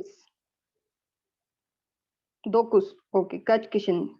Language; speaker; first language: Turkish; non-native, learner; Urdu